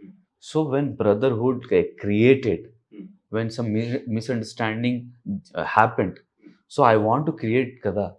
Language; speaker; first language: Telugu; non-native, learner; Urdu